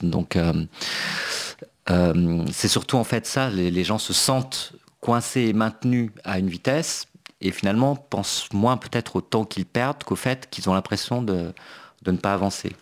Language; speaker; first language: French; native; French